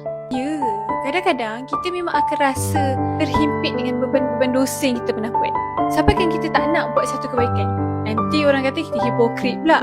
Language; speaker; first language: Malay; native; Malay